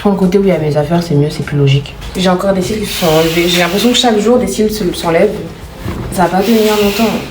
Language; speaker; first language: French; native; French